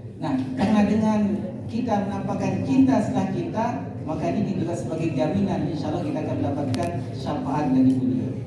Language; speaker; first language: Malay; non-native, local second language; Sasak